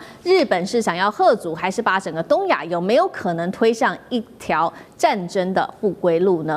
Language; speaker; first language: Chinese; native; Chinese